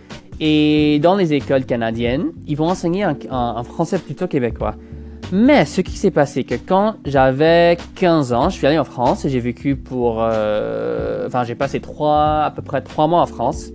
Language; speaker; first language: French; non-native, local second language; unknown